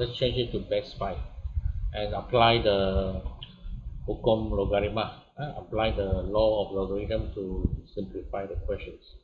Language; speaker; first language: English; non-native, local second language; Malay